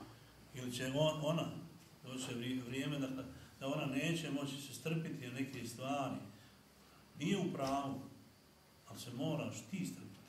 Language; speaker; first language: Bosnian; native; Bosnian